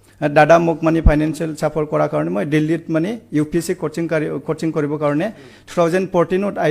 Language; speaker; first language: Assamese; non-native, local second language; Bodo